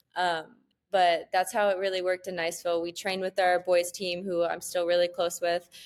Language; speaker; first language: English; native; English